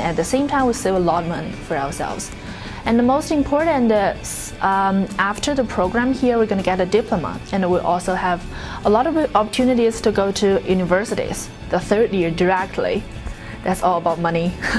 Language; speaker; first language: English; non-native, learner; Chinese